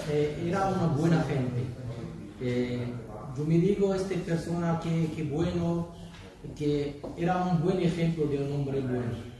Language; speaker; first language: Spanish; non-native, learner; Arabic